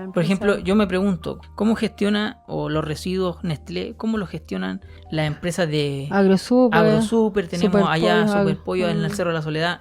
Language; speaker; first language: Spanish; native; Spanish